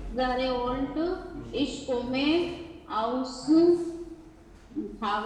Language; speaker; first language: German; non-native, learner; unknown